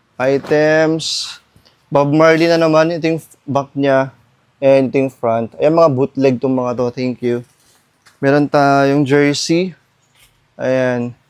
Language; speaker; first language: Filipino; non-native, local second language; Iloko